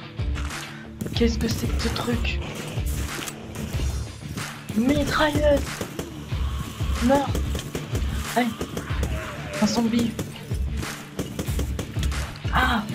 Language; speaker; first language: French; native; French